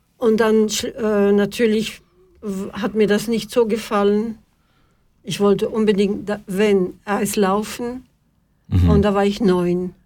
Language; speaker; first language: German; non-native, fluent; Dutch